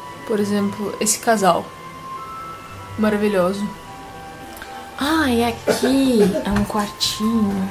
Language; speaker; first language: Portuguese; non-native, fluent; Russian